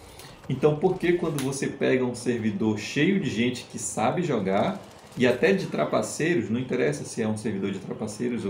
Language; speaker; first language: Portuguese; native; Portuguese